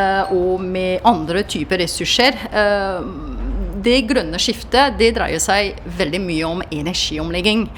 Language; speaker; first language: Norwegian; non-native, fluent; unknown